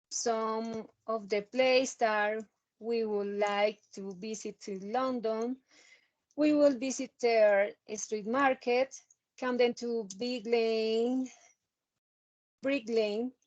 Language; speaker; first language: English; non-native, learner; Spanish